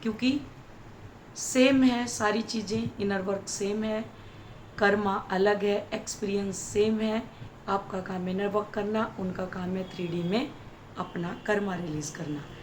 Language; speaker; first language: Hindi; native; Hindi